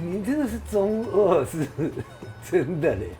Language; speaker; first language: Chinese; non-native, fluent; Japanese